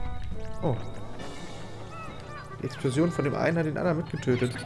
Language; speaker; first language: German; native; German